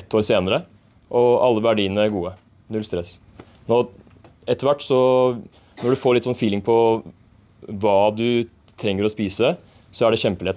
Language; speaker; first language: Norwegian; native; Norwegian